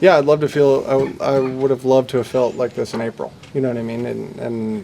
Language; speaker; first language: English; native; English